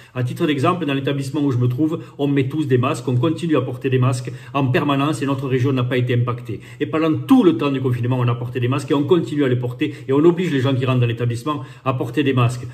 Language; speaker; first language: French; native; French